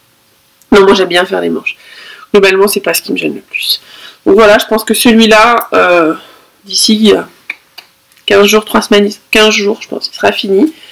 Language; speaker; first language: French; native; French